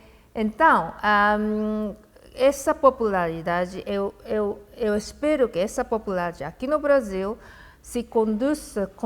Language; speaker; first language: Portuguese; non-native, fluent; Japanese